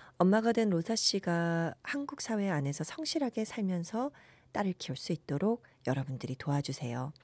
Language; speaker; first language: Korean; native; Korean